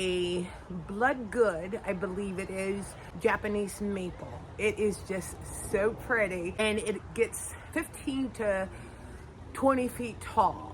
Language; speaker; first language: English; native; English